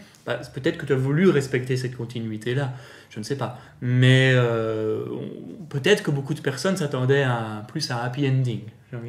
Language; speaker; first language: French; native; French